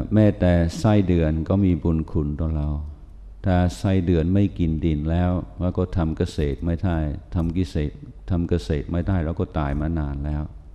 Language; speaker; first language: Thai; non-native, fluent; English